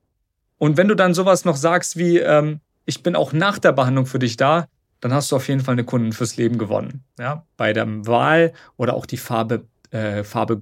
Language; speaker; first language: German; native; German